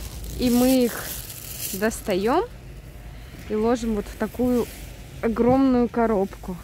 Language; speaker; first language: Russian; native; Russian